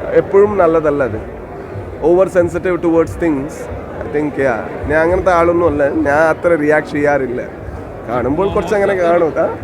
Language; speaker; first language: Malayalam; non-native, learner; Kannada